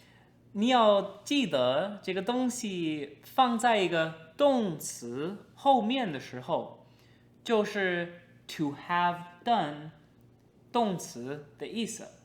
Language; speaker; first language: Chinese; non-native, fluent; English